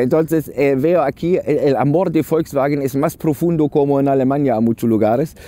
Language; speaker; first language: Spanish; non-native, learner; German